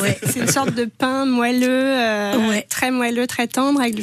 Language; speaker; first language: French; native; French